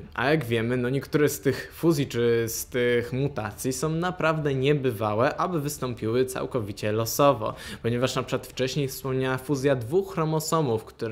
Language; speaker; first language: Polish; native; Polish